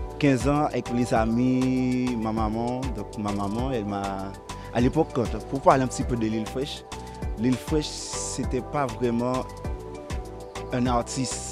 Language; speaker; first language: French; non-native, local second language; Haitian Creole